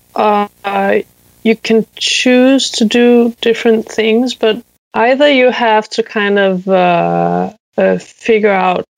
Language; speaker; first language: English; non-native, fluent; Danish